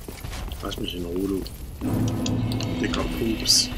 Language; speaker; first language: German; native; German